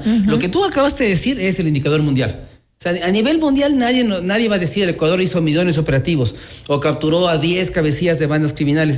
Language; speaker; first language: Spanish; native; Spanish